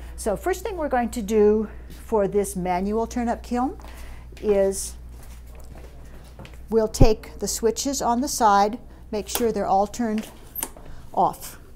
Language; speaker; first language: English; native; English